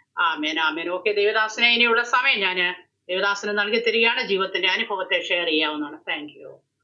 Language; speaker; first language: Malayalam; native; Malayalam